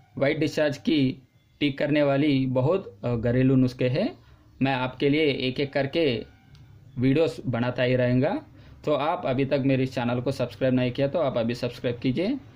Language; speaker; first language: Hindi; non-native, local second language; Telugu